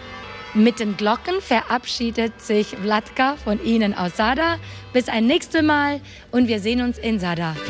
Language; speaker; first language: German; non-native, fluent; Croatian